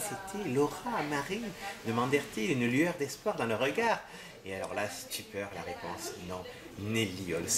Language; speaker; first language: French; native; French